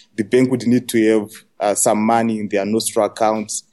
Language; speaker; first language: English; non-native, local second language; Shona